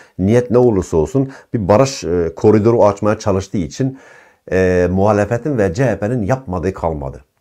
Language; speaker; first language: Turkish; non-native, local second language; Kurdish